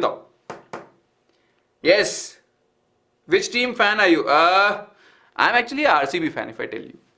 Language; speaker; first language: English; non-native, local second language; Hindi